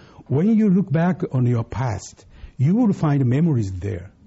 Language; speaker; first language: English; non-native, fluent; Japanese